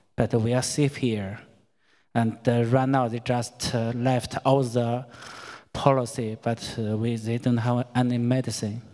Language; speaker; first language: English; non-native, learner; Chinese